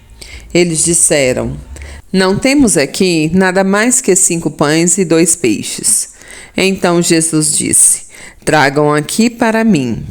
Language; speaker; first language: Portuguese; native; Portuguese